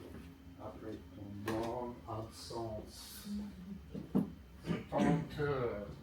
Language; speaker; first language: French; non-native, learner; English